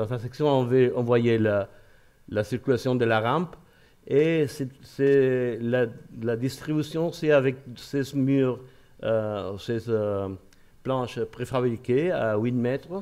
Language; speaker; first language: French; non-native, learner; Spanish